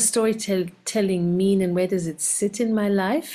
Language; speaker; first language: English; non-native, local second language; Ganda